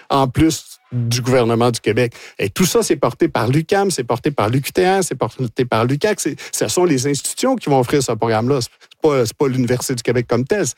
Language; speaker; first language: French; native; French